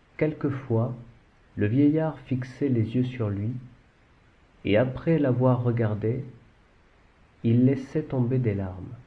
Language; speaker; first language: French; native; French